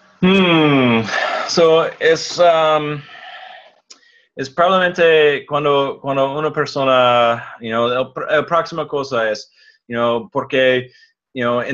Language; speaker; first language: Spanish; non-native, learner; English